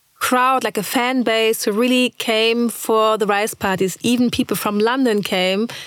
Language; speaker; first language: English; early bilingual, other home language; German